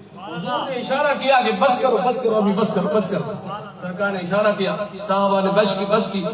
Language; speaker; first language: Urdu; non-native, local second language; Sindhi